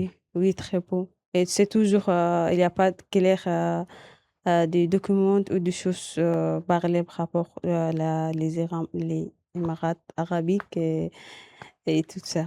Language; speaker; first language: French; non-native, local second language; Arabic